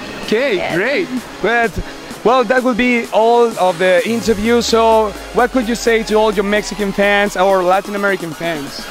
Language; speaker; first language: English; non-native, fluent; Spanish